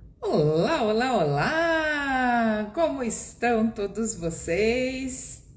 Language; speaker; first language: Portuguese; early bilingual, other home language; Japanese